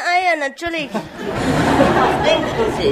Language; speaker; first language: German; non-native, learner; Vietnamese